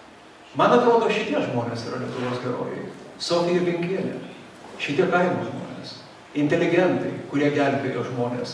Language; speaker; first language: Lithuanian; native; Lithuanian